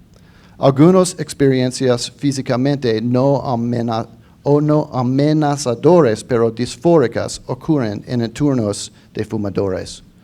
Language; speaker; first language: Spanish; non-native, fluent; English